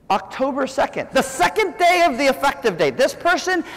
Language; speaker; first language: English; native; English